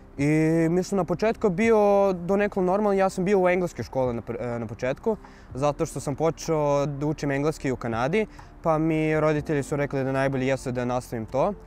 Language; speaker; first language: Serbian; early bilingual, other home language; Arabic